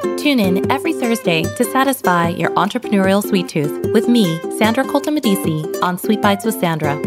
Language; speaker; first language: English; early bilingual, other home language; Norwegian